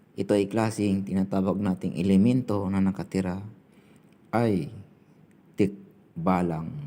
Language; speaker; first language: Filipino; non-native, local second language; Cebuano